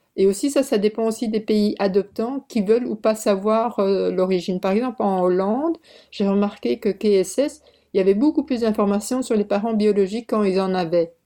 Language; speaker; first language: French; early bilingual, other home language; Korean